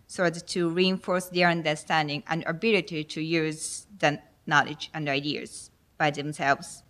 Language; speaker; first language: English; non-native, fluent; Japanese